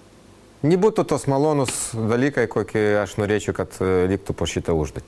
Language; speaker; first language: Lithuanian; non-native, learner; Russian